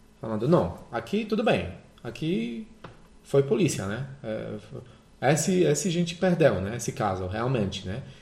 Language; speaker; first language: Portuguese; non-native, fluent; Polish